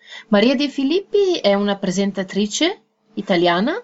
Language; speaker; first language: Italian; native; Italian